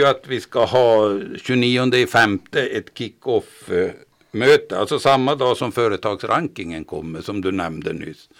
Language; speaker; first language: Swedish; native; Swedish